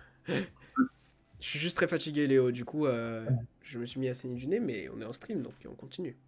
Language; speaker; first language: French; native; French